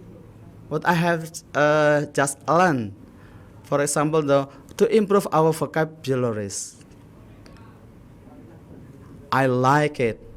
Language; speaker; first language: English; non-native, learner; Indonesian